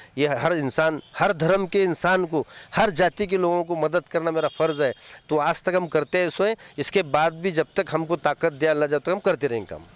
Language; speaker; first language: Hindi; non-native, local second language; Urdu